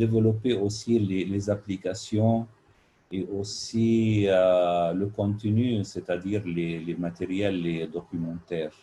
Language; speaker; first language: French; non-native, learner; Arabic